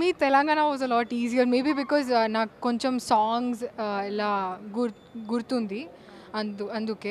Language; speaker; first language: Telugu; non-native, learner; Kannada